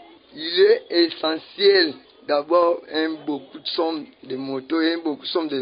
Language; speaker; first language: French; non-native, learner; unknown